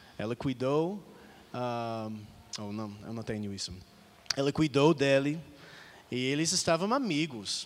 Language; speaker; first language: Portuguese; non-native, fluent; English